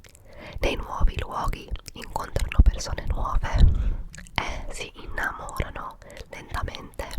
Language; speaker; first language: Italian; early bilingual, heritage; English